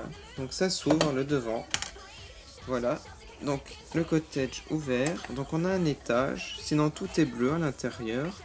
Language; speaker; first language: French; native; French